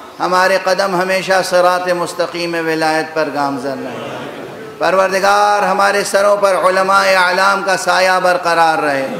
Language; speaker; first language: Urdu; native; Urdu